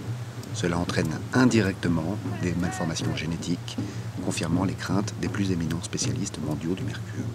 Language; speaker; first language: French; native; French